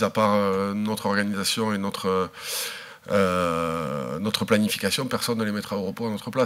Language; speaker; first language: French; native; French